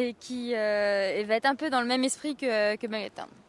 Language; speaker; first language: French; native; French